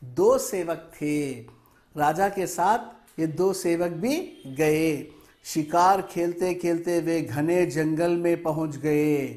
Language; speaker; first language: Hindi; non-native, local second language; Telugu